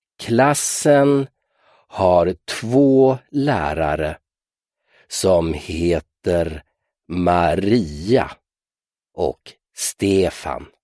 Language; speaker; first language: Swedish; native; Swedish